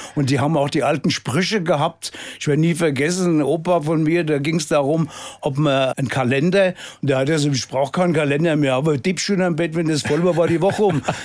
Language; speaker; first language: German; native; German